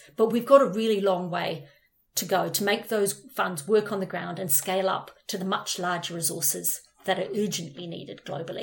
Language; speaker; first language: English; native; English